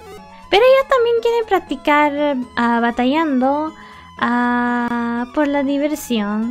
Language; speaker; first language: Spanish; early bilingual, heritage; Spanish